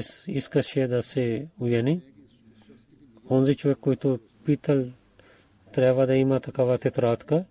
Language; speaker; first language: Bulgarian; non-native, fluent; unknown